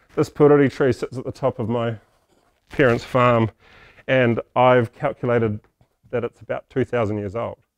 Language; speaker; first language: English; native; English